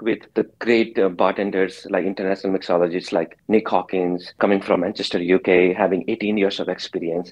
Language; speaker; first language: English; non-native, local second language; Hindi